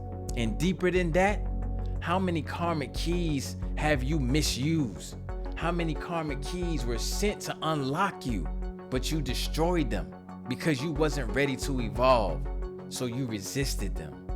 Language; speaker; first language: English; native; English